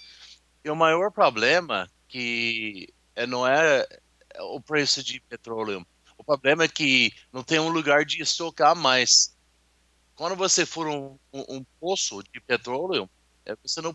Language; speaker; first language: Portuguese; non-native, learner; English